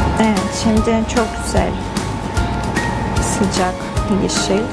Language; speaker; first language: Turkish; non-native, fluent; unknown